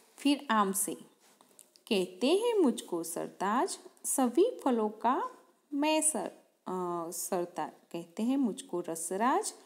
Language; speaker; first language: Hindi; non-native, local second language; Gujarati